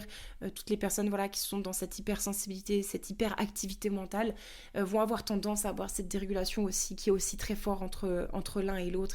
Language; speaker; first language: French; native; French